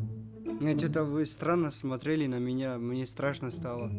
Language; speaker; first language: Russian; non-native, local second language; Tajik